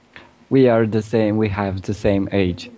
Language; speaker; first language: English; non-native, learner; Romanian